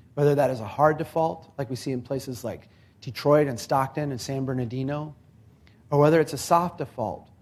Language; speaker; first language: English; native; English